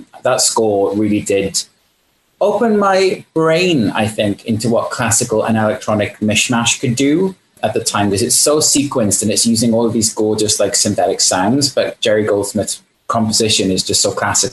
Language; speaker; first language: English; native; English